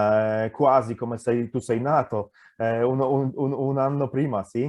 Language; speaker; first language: Italian; non-native, fluent; Polish